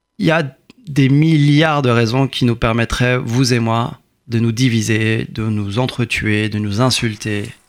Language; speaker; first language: French; early bilingual, other home language; Persian